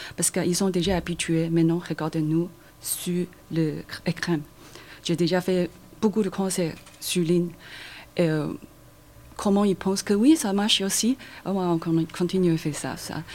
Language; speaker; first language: French; non-native, learner; Chinese